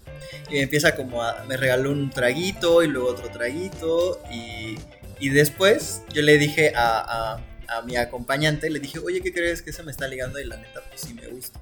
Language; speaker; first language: Spanish; native; Spanish